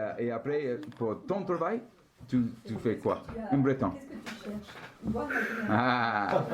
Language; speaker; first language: French; non-native, learner; English